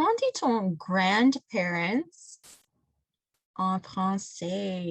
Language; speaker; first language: French; non-native, fluent; English